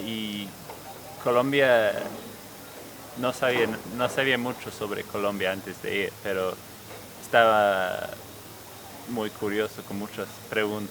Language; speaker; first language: Spanish; non-native, fluent; English